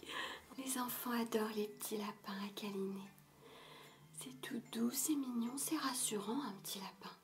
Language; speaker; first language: French; native; French